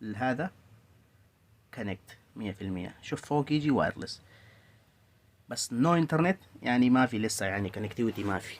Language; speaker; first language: Arabic; non-native, learner; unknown